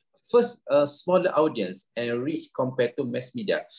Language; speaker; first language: English; non-native, local second language; Malay